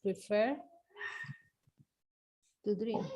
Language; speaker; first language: English; non-native, learner; Spanish